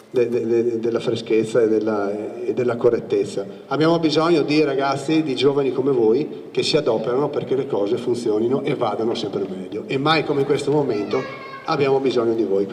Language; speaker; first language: Italian; native; Italian